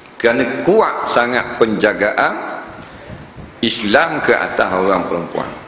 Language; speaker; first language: Malay; native; Malay